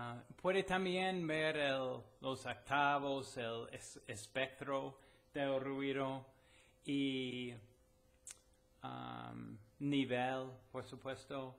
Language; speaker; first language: Spanish; non-native, fluent; English